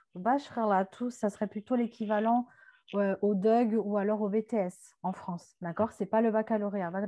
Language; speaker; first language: French; native; French